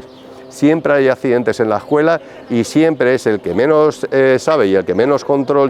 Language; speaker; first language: Spanish; native; Spanish